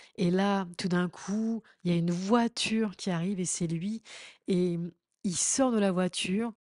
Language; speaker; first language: French; native; French